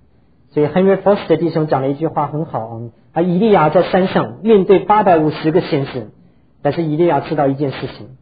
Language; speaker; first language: Chinese; native; Chinese